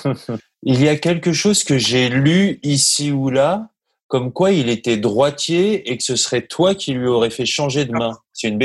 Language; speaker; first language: French; native; French